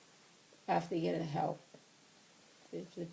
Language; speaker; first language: English; non-native, learner; Portuguese